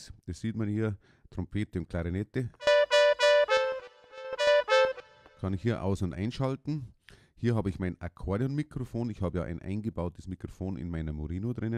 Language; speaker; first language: German; native; German